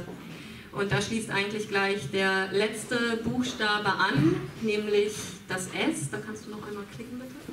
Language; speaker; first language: German; native; German